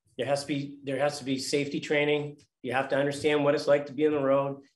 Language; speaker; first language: English; native; English